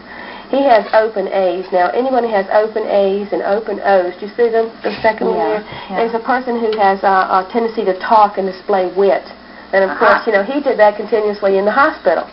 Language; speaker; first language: English; native; English